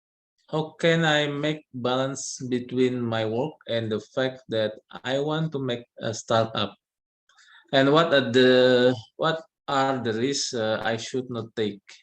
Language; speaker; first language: English; non-native, learner; Indonesian